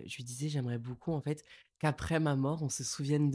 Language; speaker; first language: French; native; French